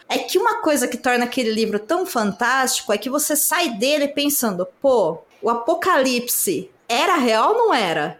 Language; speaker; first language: Portuguese; native; Portuguese